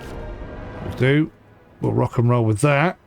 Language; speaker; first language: English; native; English